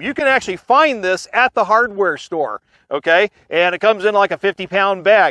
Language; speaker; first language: English; native; English